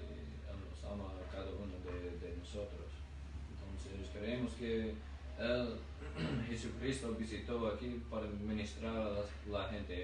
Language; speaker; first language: Spanish; non-native, learner; English